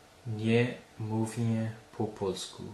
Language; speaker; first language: Polish; non-native, learner; English